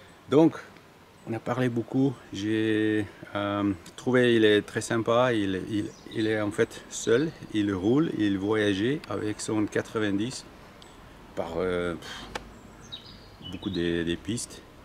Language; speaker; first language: French; non-native, learner; English